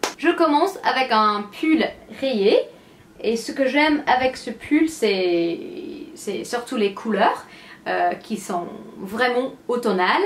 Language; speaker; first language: French; non-native, fluent; English